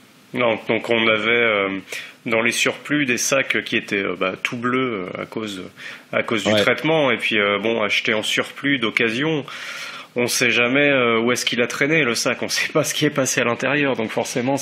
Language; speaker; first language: French; native; French